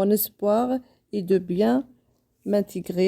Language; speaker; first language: French; non-native, learner; Kabyle